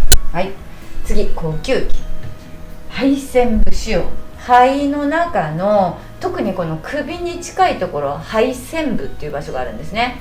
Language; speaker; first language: Japanese; native; Japanese